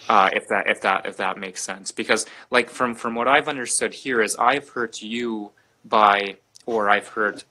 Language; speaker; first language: English; native; English